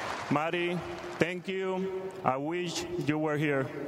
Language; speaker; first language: English; non-native, fluent; Spanish